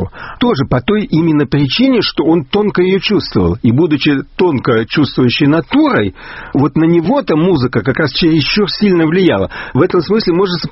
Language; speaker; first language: Russian; native; Russian